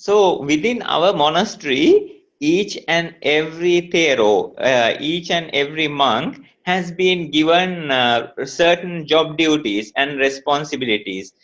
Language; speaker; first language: English; non-native, local second language; Sinhala